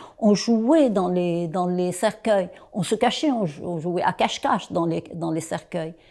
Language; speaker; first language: French; non-native, local second language; Arabic